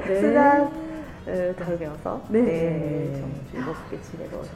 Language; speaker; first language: Korean; non-native, fluent; Japanese